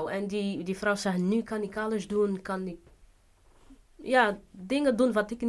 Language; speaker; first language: Dutch; non-native, fluent; Portuguese